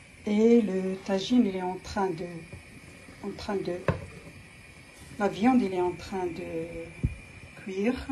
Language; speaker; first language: French; non-native, local second language; Arabic